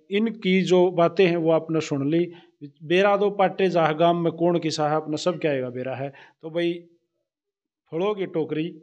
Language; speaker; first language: Hindi; native; Hindi